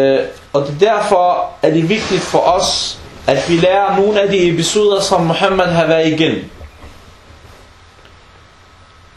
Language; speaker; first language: Danish; early bilingual, other home language; Arabic